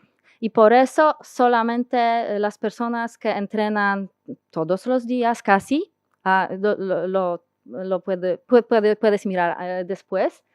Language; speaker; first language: Spanish; non-native, learner; Polish